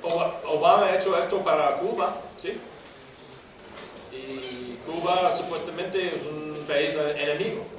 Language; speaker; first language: Spanish; non-native, fluent; English